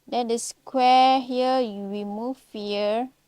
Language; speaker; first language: English; non-native, local second language; Malay